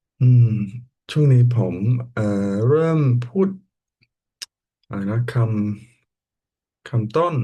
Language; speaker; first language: Thai; non-native, learner; English